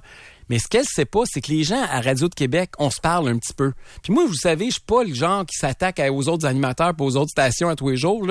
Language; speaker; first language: French; native; French